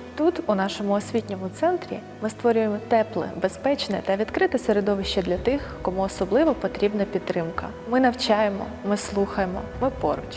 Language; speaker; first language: Ukrainian; native; Ukrainian